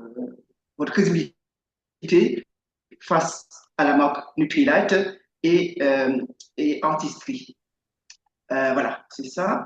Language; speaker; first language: French; native; French